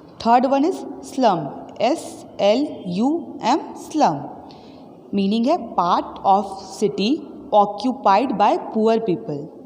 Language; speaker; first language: Hindi; native; Hindi